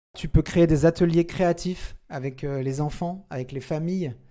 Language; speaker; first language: French; native; French